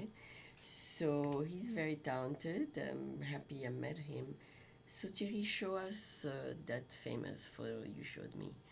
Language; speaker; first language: English; non-native, fluent; French